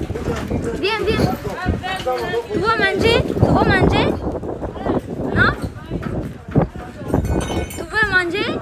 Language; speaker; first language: French; non-native, learner; Kazakh